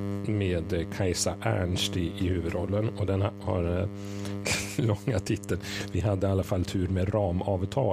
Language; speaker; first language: Swedish; native; Swedish